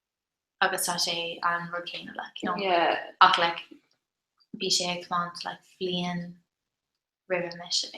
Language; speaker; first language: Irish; non-native, local second language; English